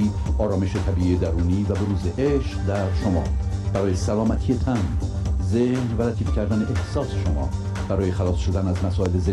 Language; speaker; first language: Persian; native; Persian